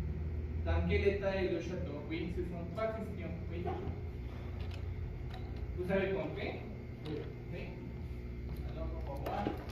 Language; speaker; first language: French; non-native, fluent; Spanish